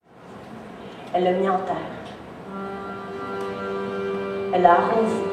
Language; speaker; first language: French; native; French